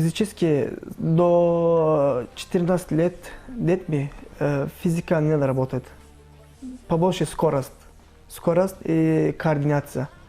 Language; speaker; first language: Russian; non-native, learner; Turkish